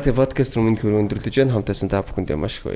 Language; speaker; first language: Mongolian; native; Mongolian